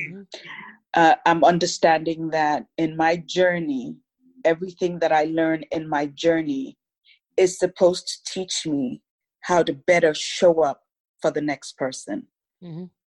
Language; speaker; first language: English; non-native, local second language; Yoruba